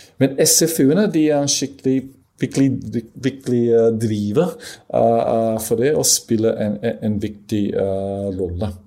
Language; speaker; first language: Norwegian; non-native, fluent; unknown